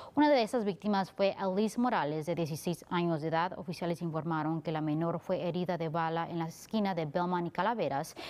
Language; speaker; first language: Spanish; early bilingual, heritage; Spanish